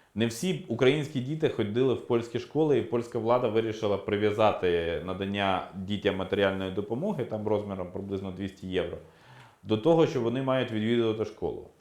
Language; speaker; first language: Ukrainian; native; Ukrainian